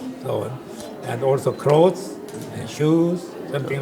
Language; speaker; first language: English; non-native, learner; Korean